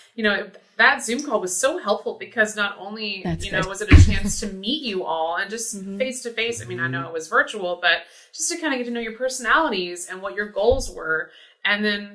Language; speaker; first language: English; native; English